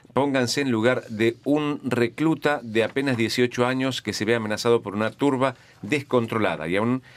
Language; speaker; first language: Spanish; native; Spanish